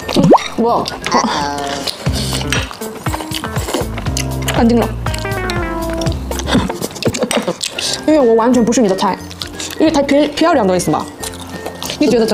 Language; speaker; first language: Chinese; non-native, learner; Korean